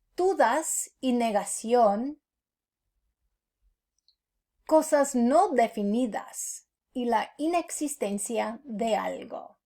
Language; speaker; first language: Spanish; non-native, fluent; English